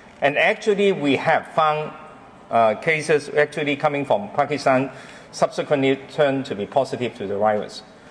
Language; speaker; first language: English; non-native, local second language; Cantonese